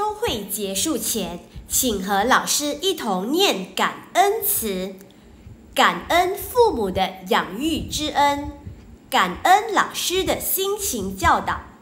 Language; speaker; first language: Chinese; native; Chinese